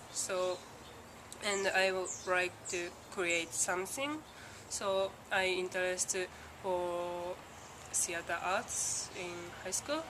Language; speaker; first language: English; non-native, learner; Japanese